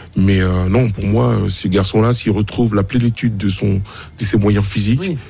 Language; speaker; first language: French; native; French